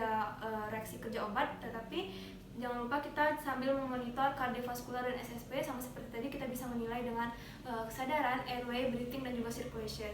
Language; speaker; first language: Indonesian; native; Indonesian